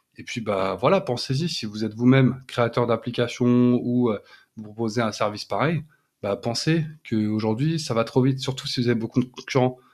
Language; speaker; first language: French; native; French